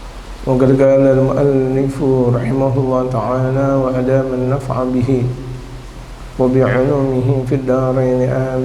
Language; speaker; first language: Arabic; non-native, fluent; Indonesian